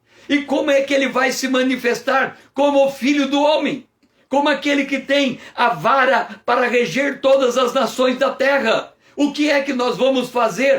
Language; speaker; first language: Portuguese; native; Portuguese